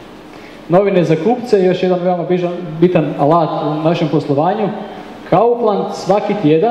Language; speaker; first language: Croatian; native; Croatian